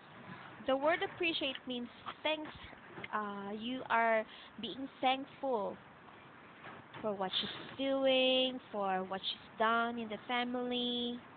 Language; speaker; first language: English; non-native, local second language; Filipino